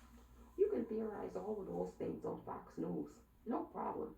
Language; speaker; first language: English; native; English